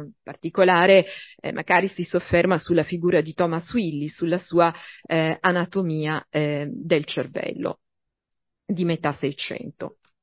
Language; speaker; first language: Italian; native; Italian